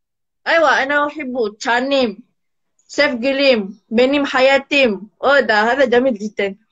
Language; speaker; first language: Arabic; non-native, learner; Malay